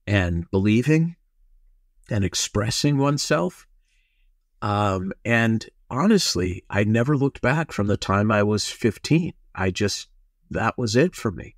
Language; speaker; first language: English; native; English